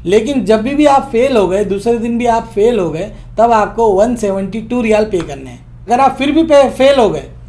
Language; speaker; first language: Hindi; non-native, local second language; Urdu